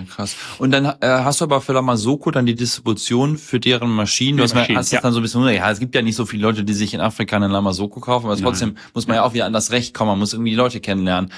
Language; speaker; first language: German; native; German